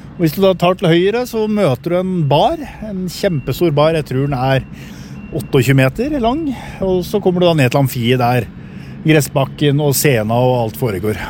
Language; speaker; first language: Norwegian; native; Norwegian